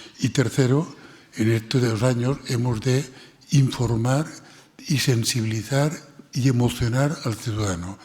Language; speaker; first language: Spanish; non-native, local second language; Catalan